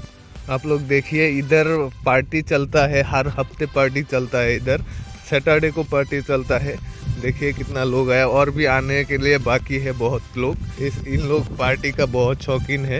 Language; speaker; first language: Hindi; non-native, local second language; Assamese